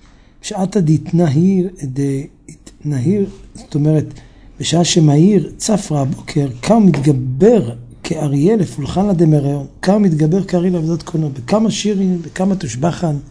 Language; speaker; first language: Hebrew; native; Hebrew